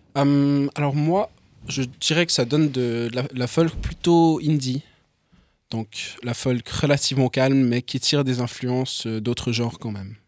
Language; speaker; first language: French; early bilingual, other home language; English